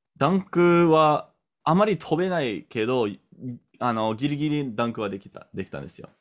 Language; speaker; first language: Japanese; non-native, fluent; English